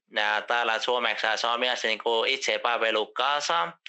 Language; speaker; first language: Finnish; non-native, fluent; Vietnamese